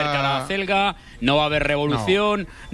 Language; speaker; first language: Spanish; native; Spanish